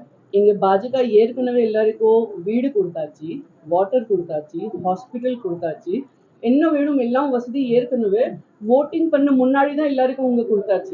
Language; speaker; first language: Tamil; non-native, learner; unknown